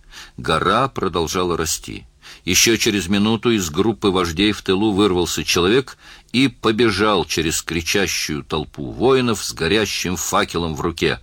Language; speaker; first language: Russian; native; Russian